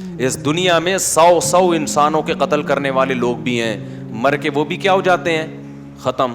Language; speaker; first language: Urdu; native; Urdu